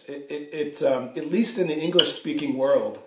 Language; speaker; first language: English; native; English